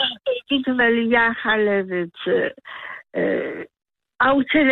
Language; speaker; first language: Danish; non-native, learner; Polish